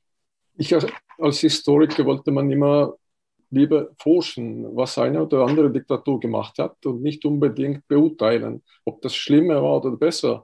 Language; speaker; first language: German; non-native, fluent; Estonian